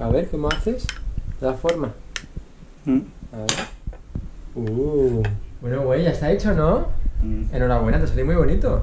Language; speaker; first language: Spanish; native; Spanish